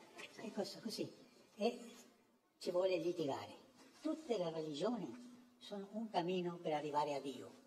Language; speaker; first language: Italian; non-native, fluent; Spanish